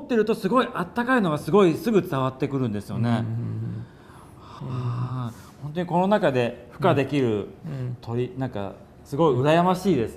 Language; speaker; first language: Japanese; native; Japanese